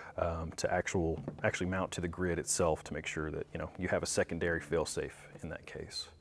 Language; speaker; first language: English; native; English